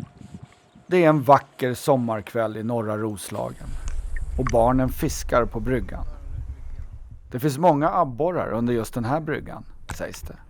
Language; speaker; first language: Swedish; native; Swedish